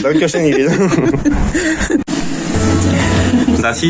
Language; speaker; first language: German; non-native, learner; French